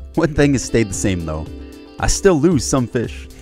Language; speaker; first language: English; native; English